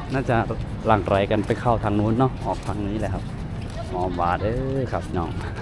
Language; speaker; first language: Thai; non-native, local second language; Northeastern Thai